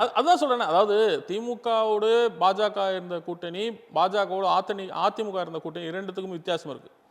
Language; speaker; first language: Tamil; non-native, local second language; Urdu